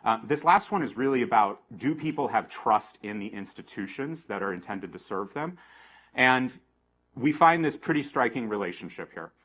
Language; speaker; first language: English; native; English